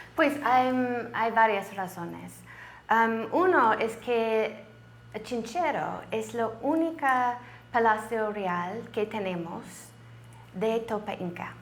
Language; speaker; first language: Spanish; non-native, learner; English